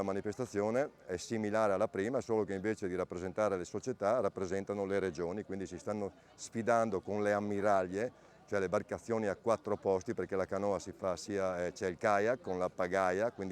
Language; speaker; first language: Italian; native; Italian